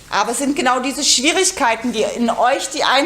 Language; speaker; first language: German; native; German